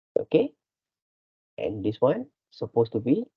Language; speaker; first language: English; non-native, local second language; Malay